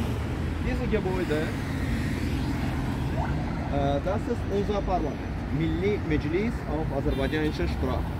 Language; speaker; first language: German; non-native, fluent; Azerbaijani